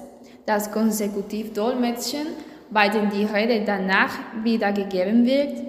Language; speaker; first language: German; non-native, fluent; Spanish